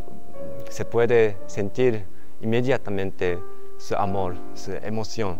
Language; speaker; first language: Spanish; non-native, learner; Japanese